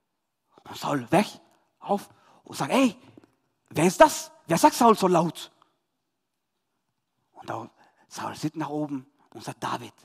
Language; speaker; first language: German; non-native, learner; Spanish